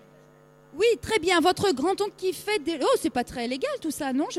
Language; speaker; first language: French; native; French